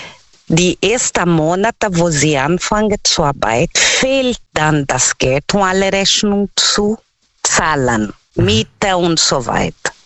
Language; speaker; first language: German; non-native, learner; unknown